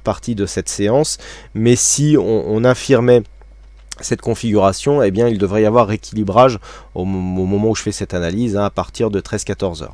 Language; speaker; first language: French; native; French